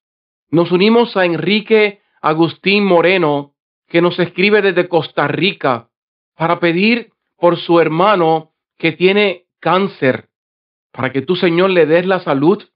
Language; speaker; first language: Spanish; native; Spanish